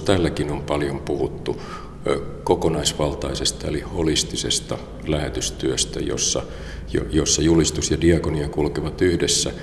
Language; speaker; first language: Finnish; native; Finnish